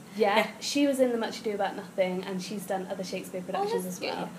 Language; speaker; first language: English; native; English